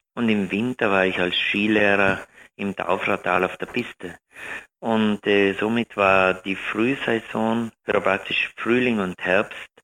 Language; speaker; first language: German; native; German